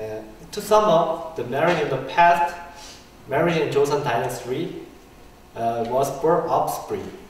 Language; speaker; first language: English; non-native, learner; Korean